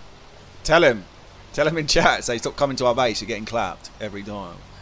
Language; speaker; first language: English; native; English